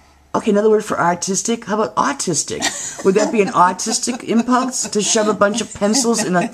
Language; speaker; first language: English; native; English